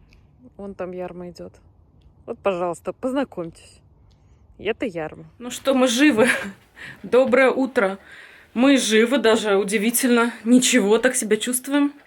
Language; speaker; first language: Russian; native; Russian